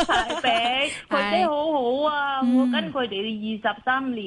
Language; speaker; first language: Cantonese; non-native, local second language; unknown